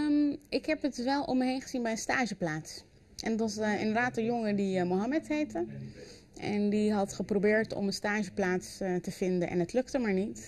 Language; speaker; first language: Dutch; native; Dutch